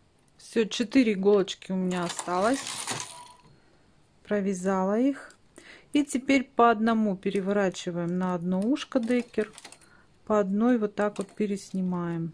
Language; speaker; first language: Russian; native; Russian